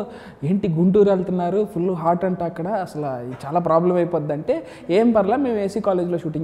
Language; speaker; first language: Telugu; native; Telugu